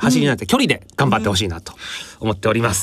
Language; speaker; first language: Japanese; native; Japanese